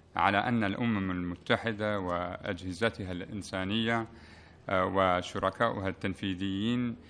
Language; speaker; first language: Arabic; native; Arabic